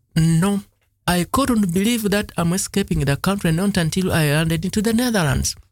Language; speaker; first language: English; non-native, local second language; Ganda